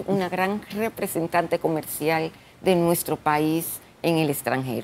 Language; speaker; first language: Spanish; native; Spanish